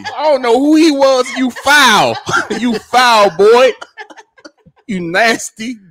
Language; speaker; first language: English; native; English